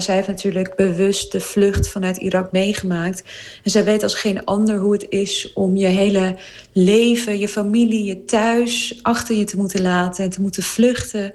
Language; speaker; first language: Dutch; early bilingual, other home language; Arabic